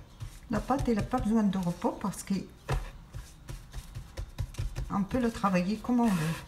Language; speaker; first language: French; non-native, fluent; Arabic